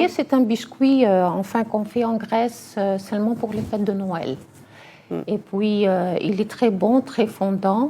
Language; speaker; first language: French; non-native, fluent; Greek